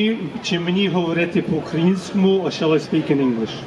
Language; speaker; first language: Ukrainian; early bilingual, heritage; Ukrainian